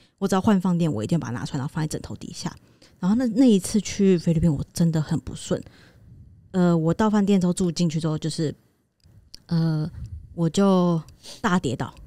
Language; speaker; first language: Chinese; native; Chinese